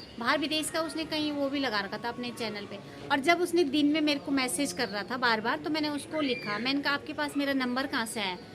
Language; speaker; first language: Hindi; native; Hindi